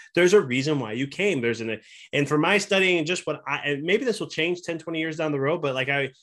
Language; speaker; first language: English; native; English